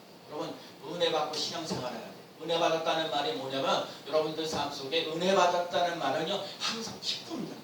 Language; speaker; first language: Korean; native; Korean